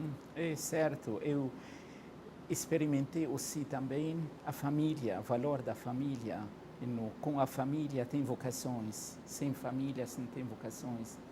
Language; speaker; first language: Portuguese; non-native, fluent; Arabic